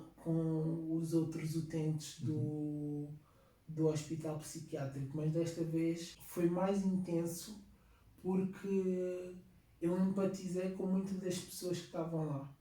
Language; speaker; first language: Portuguese; native; Portuguese